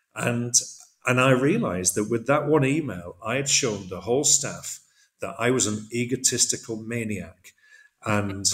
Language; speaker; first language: English; native; English